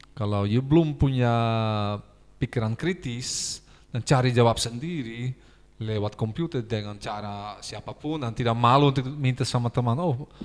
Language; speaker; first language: Indonesian; non-native, fluent; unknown